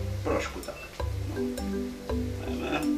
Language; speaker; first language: Polish; non-native, fluent; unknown